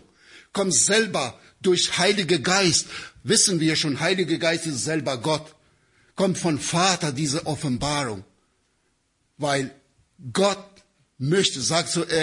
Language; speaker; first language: German; non-native, learner; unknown